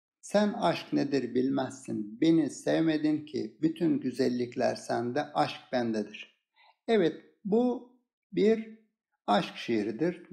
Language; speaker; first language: Turkish; native; Turkish